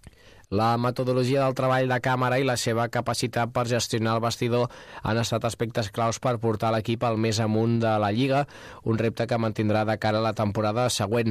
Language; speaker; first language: Catalan; native; Catalan